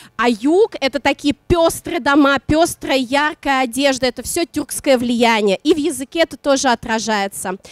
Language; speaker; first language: Russian; non-native, local second language; Udmurt